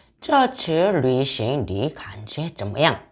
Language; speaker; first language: Chinese; non-native, learner; Korean